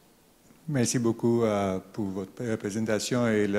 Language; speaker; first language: French; non-native, learner; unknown